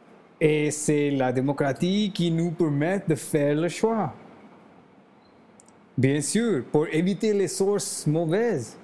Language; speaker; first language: French; non-native, learner; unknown